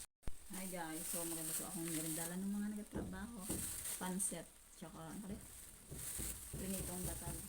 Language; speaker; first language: Filipino; non-native, local second language; Bikol